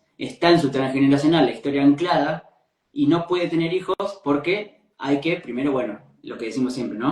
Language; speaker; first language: Spanish; native; Spanish